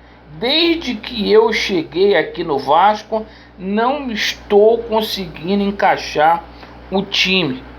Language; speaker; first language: Portuguese; native; Portuguese